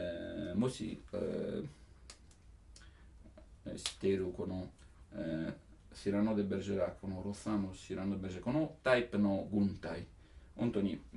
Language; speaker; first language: Japanese; non-native, learner; Italian